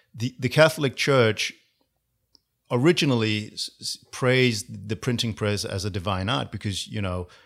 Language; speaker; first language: English; non-native, fluent; Danish